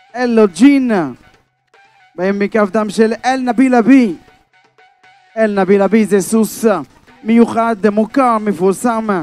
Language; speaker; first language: Hebrew; non-native, local second language; Arabic